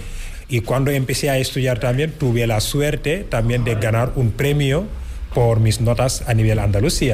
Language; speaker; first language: Spanish; non-native, fluent; Wolof